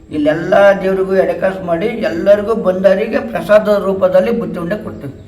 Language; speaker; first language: Kannada; native; Kannada